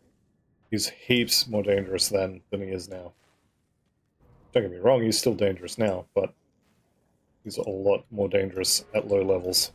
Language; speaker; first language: English; native; English